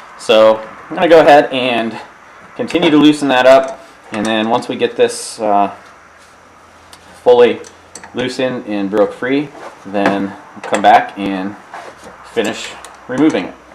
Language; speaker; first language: English; native; English